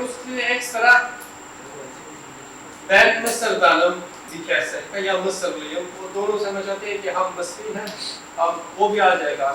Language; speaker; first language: Hindi; non-native, learner; Turkish